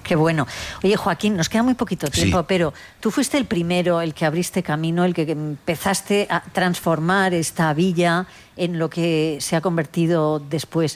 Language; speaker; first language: Spanish; native; Spanish